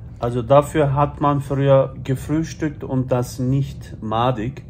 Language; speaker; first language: German; early bilingual, other home language; Turkish